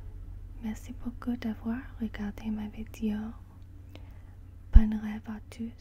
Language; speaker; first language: French; non-native, learner; English